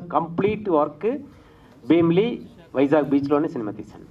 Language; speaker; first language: Telugu; native; Telugu